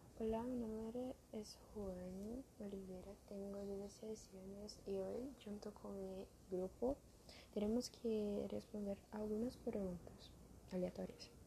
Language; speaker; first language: Spanish; non-native, learner; Portuguese